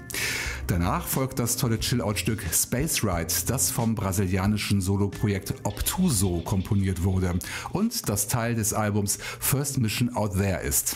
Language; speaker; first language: German; native; German